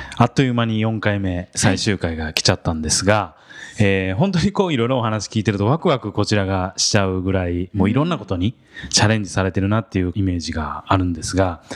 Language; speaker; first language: Japanese; native; Japanese